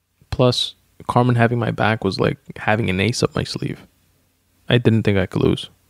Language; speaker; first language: English; early bilingual, other home language; Spanish